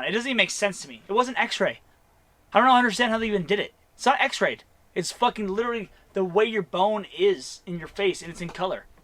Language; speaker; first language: English; native; English